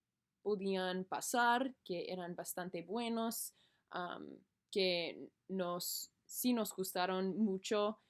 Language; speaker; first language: Spanish; non-native, learner; English